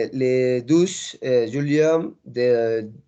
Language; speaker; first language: French; non-native, learner; Spanish